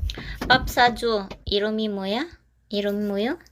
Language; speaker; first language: Korean; non-native, learner; Cebuano